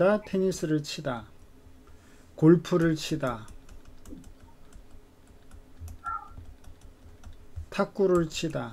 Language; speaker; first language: Korean; native; Korean